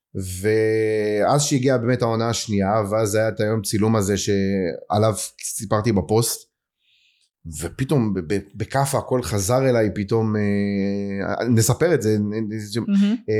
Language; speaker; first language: Hebrew; native; Hebrew